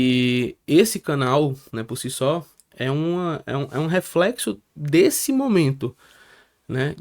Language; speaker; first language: Portuguese; native; Portuguese